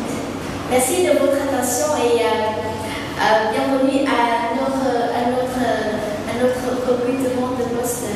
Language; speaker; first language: French; non-native, fluent; Vietnamese